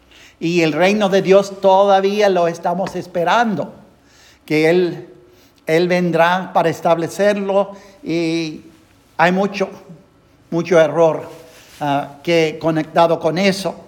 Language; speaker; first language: Spanish; non-native, fluent; English